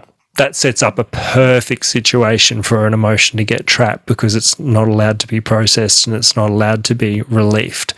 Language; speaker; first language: English; native; English